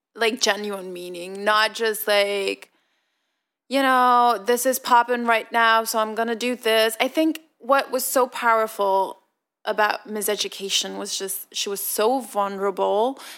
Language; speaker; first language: English; non-native, fluent; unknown